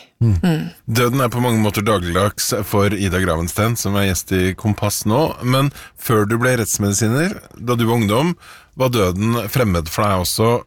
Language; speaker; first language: Norwegian; native; Norwegian